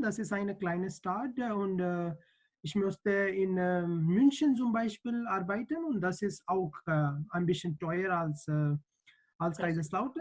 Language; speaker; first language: German; non-native, learner; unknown